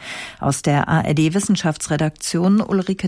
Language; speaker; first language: German; native; German